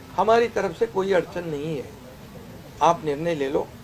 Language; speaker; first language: Hindi; non-native, local second language; Marathi